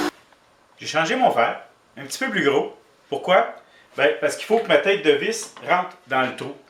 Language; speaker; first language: French; native; French